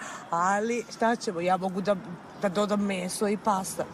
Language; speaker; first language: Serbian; non-native, fluent; Italian